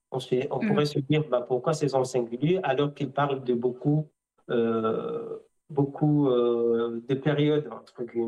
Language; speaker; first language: French; non-native, local second language; Comorian